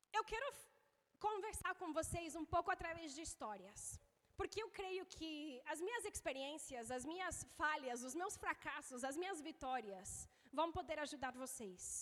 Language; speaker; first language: Portuguese; non-native, fluent; English